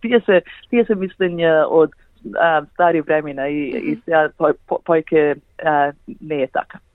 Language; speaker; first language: Macedonian; early bilingual, heritage; Macedonian